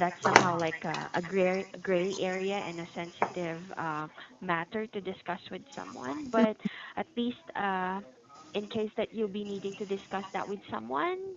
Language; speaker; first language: English; non-native, fluent; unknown